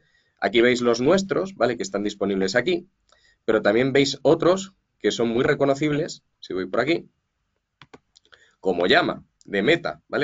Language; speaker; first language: Spanish; native; Spanish